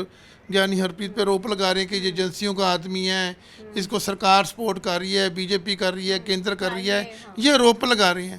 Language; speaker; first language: Hindi; non-native, local second language; Punjabi